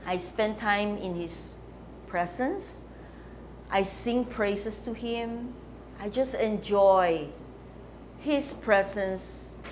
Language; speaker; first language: English; non-native, local second language; Filipino